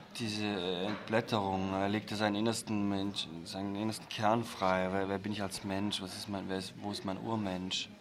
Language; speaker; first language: German; native; German